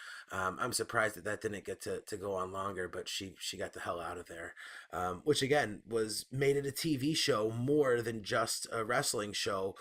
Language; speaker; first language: English; native; English